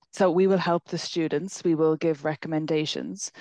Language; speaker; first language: Spanish; non-native, learner; English